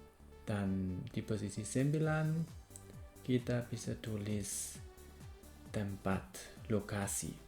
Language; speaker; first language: Indonesian; non-native, fluent; German